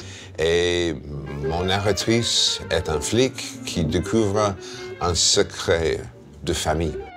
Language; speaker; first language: French; non-native, fluent; English